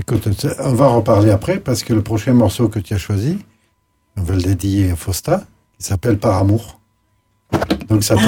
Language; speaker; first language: French; native; French